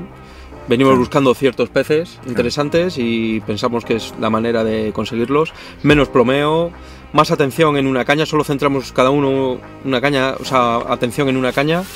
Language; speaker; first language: Spanish; native; Spanish